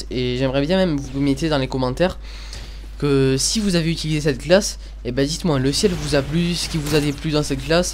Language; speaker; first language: French; native; French